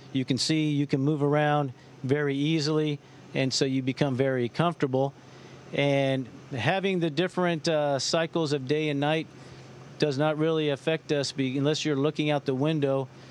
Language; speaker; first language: English; early bilingual, other home language; Spanish